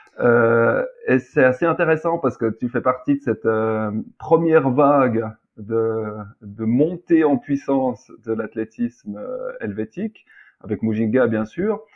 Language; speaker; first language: French; native; French